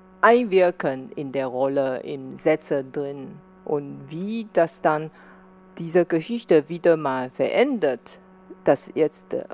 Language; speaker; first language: German; non-native, fluent; Chinese